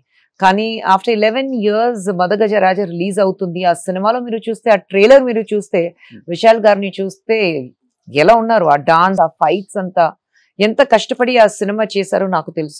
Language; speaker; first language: Telugu; non-native, fluent; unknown